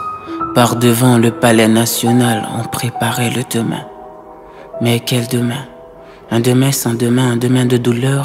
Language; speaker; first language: French; non-native, local second language; Haitian Creole